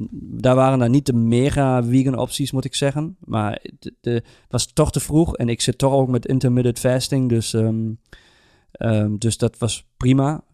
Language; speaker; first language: Dutch; non-native, fluent; German